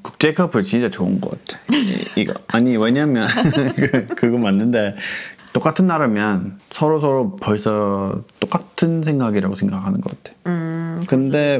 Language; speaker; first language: Korean; non-native, learner; English